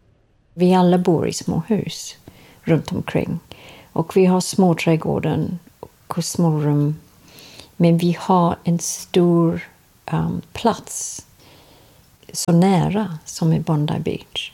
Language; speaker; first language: Swedish; non-native, fluent; English